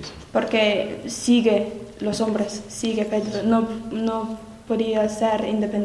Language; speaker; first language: Spanish; non-native, learner; English